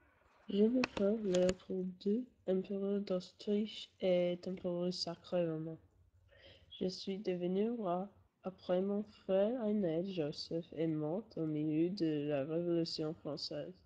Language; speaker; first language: French; non-native, learner; English